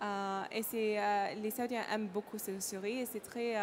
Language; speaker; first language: French; non-native, learner; Arabic